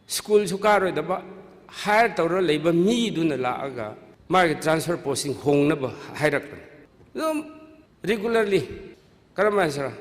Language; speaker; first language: Manipuri; non-native, local second language; Tangkhul Naga (India)